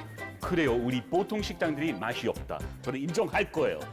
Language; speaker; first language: Korean; non-native, fluent; English